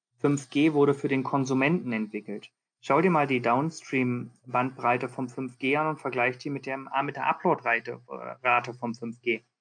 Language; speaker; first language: German; early bilingual, heritage; German